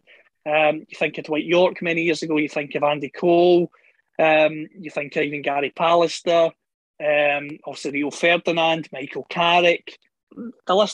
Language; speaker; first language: English; native; English